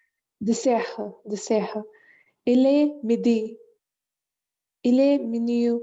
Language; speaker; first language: French; non-native, learner; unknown